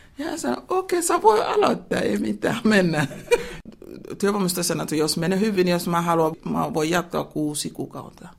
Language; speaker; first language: Finnish; non-native, learner; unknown